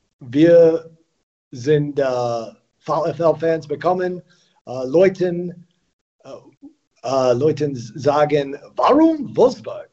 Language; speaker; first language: German; non-native, learner; English